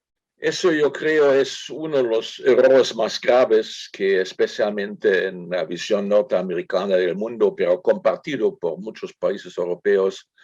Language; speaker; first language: Spanish; non-native, fluent; German